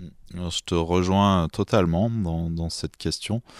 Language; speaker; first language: French; native; French